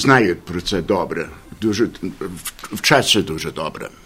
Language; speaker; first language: Ukrainian; early bilingual, heritage; Ukrainian